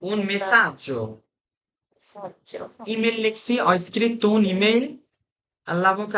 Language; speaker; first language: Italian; non-native, fluent; Bangla